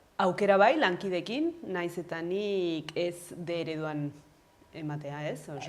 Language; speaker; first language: Basque; non-native, local second language; Spanish